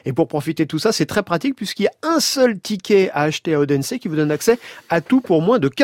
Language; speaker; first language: French; native; French